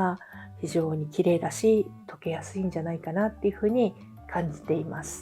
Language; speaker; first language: Japanese; native; Japanese